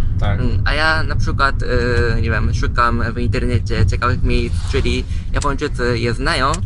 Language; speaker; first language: Polish; non-native, fluent; Japanese